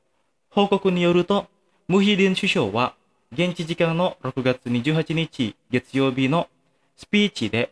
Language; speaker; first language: Japanese; non-native, fluent; Indonesian